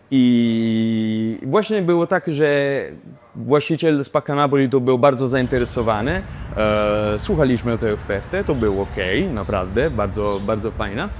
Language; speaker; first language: Polish; non-native, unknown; Italian